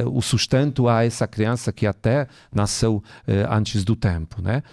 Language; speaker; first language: Portuguese; non-native, fluent; Polish